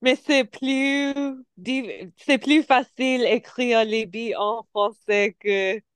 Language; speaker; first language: French; non-native, learner; English